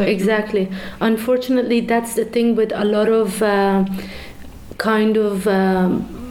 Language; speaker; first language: English; non-native, fluent; Persian